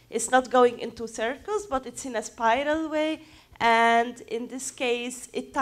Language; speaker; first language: English; non-native, fluent; Arabic